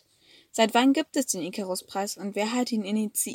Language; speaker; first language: German; native; German